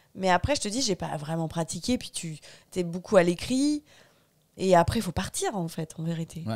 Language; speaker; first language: French; native; French